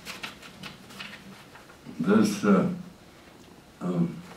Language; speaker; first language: English; native; English